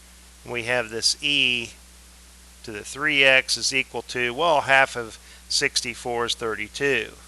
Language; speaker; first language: English; native; English